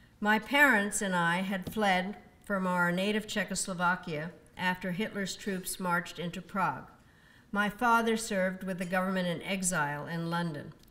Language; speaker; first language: English; early bilingual, other home language; Czech